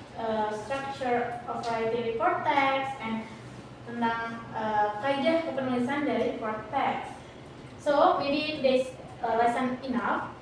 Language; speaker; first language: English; non-native, learner; Indonesian